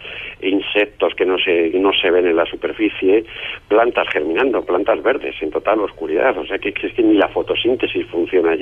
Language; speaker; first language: Spanish; native; Spanish